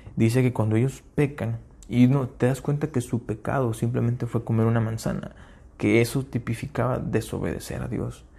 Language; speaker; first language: Spanish; early bilingual, heritage; Spanish